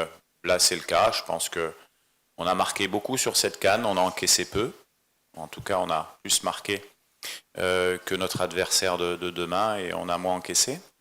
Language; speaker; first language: French; native; French